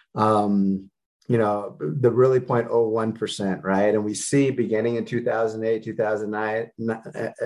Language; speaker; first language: English; native; English